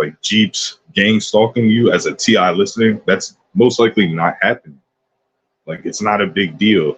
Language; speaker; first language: English; native; English